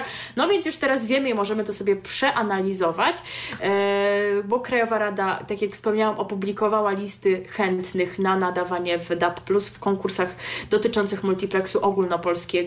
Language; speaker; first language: Polish; native; Polish